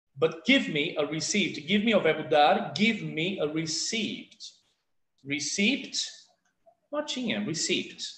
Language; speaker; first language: English; non-native, fluent; Portuguese